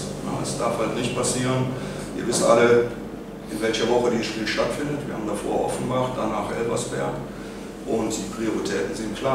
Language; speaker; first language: German; native; German